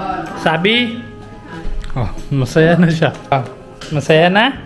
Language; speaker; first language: Filipino; non-native, learner; Hindi